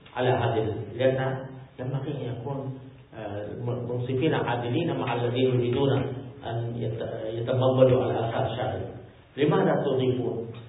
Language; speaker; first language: Arabic; non-native, fluent; Urdu